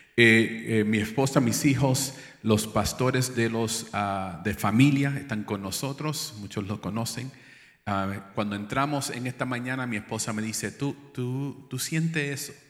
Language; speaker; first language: Spanish; early bilingual, heritage; English